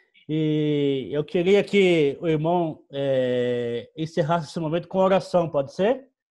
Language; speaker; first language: Portuguese; native; Portuguese